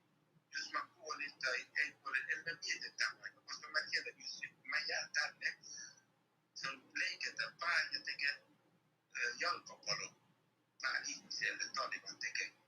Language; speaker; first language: Finnish; non-native, learner; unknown